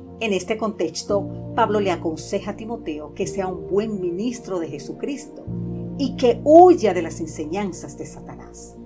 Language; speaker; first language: Spanish; native; Spanish